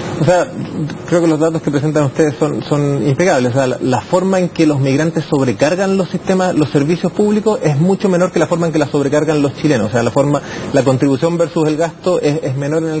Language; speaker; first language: Spanish; native; Spanish